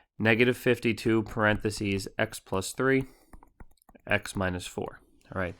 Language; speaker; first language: English; native; English